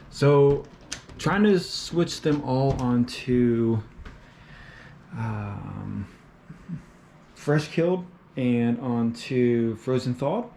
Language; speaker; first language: English; native; English